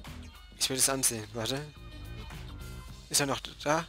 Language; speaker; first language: German; native; German